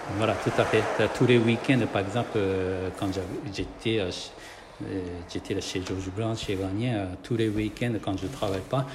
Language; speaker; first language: French; non-native, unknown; Japanese